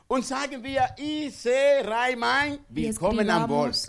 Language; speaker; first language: German; non-native, learner; Spanish